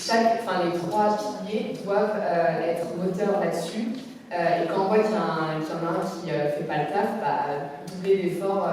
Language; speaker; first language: French; native; French